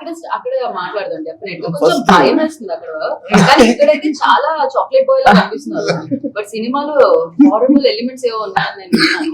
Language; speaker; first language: Telugu; native; Telugu